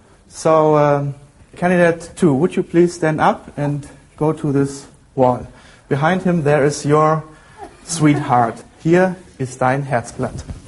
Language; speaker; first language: English; non-native, fluent; German